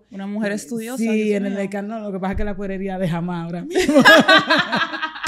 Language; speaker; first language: Spanish; native; Spanish